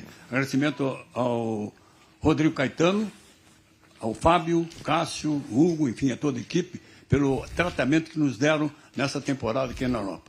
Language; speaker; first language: Portuguese; native; Portuguese